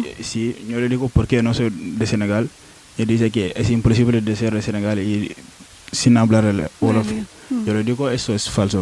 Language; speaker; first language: Spanish; non-native, learner; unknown